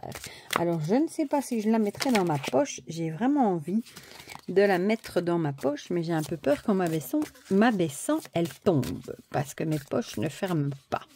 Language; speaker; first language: French; native; French